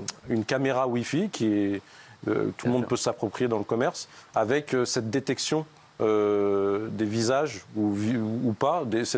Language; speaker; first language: French; native; French